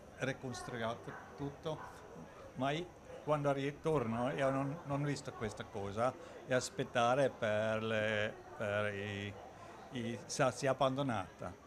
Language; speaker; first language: Italian; non-native, learner; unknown